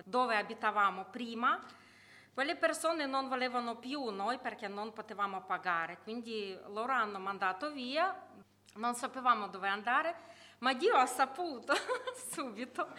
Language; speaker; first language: Italian; non-native, learner; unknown